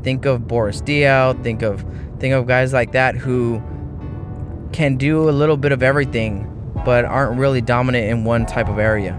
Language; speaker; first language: English; native; English